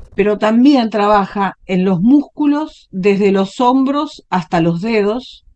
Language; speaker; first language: Spanish; native; Spanish